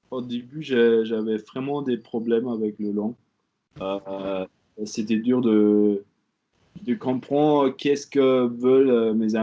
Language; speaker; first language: French; non-native, learner; German